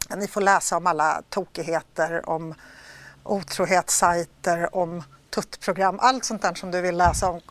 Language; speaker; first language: Swedish; early bilingual, other home language; Polish